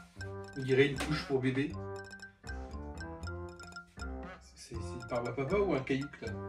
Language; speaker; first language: French; native; French